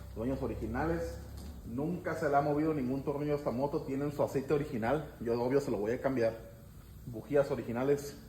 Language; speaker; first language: Spanish; early bilingual, heritage; Spanish